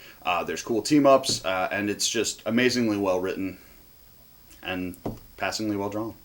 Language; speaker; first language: English; native; English